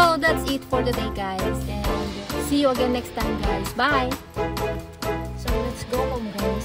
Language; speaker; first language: English; non-native, learner; Filipino